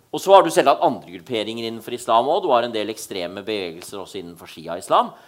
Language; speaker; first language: Norwegian; native; Norwegian